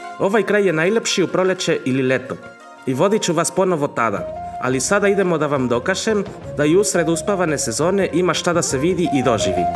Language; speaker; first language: Serbian; non-native, fluent; Spanish